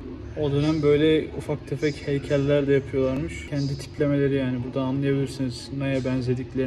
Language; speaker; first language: Turkish; native; Turkish